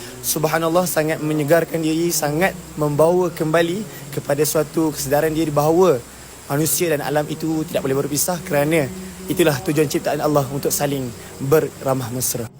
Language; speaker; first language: Malay; native; Malay